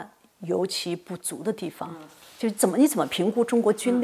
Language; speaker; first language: Chinese; native; Chinese